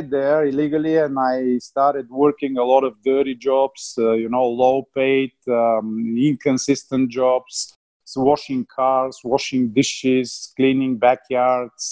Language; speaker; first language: English; non-native, fluent; Bulgarian